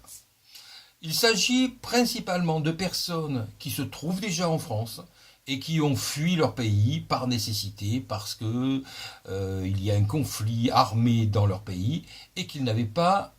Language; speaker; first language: French; native; French